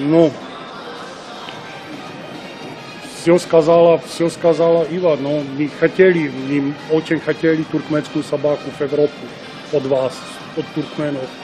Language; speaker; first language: Russian; non-native, learner; Czech